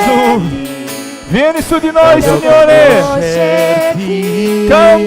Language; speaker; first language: Italian; non-native, learner; Portuguese